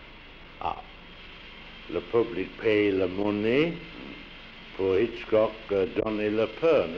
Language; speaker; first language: French; non-native, learner; English